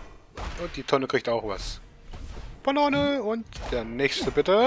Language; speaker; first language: German; native; German